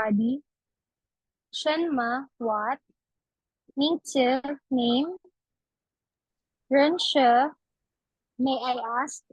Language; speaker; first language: English; non-native, learner; Filipino